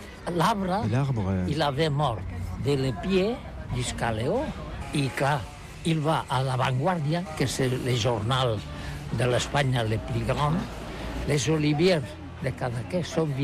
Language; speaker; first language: French; non-native, learner; Catalan